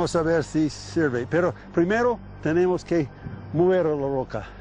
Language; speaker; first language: Spanish; non-native, learner; English